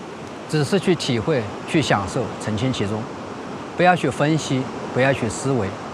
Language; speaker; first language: Chinese; native; Chinese